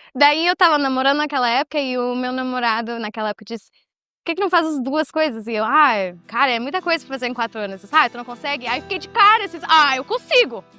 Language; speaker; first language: Portuguese; non-native, fluent; Spanish